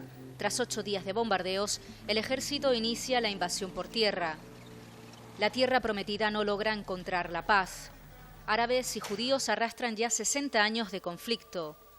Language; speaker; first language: Spanish; native; Spanish